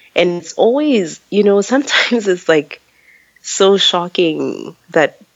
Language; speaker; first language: English; non-native, local second language; Tswana